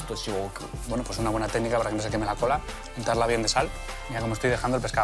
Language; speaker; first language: Spanish; native; Spanish